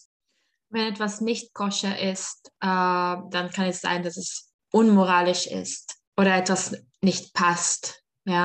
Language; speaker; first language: German; non-native, fluent; Czech